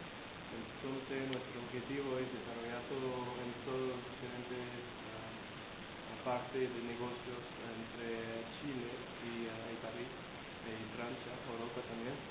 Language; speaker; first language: Spanish; non-native, fluent; French